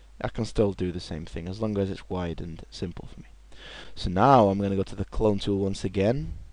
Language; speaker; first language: English; native; English